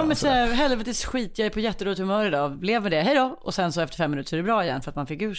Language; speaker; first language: Swedish; native; Swedish